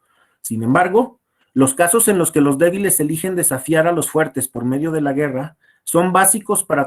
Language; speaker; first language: Spanish; native; Spanish